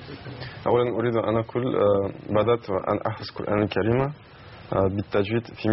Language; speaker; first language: Arabic; non-native, learner; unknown